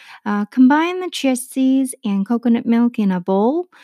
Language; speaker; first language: English; non-native, fluent; Korean